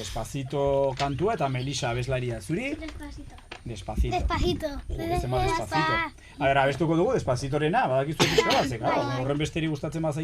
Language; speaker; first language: Basque; native; Basque